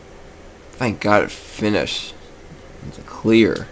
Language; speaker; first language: English; native; English